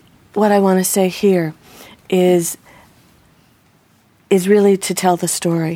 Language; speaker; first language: English; native; English